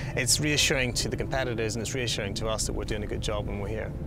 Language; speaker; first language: English; native; English